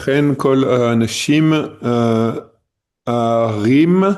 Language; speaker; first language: Hebrew; non-native, learner; French